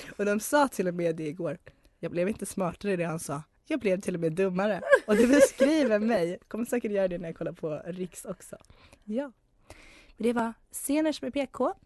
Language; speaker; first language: Swedish; native; Swedish